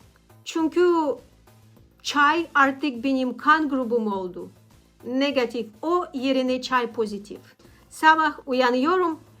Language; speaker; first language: Turkish; non-native, learner; Russian